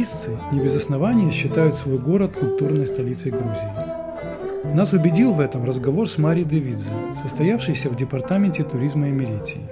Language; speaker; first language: Russian; native; Russian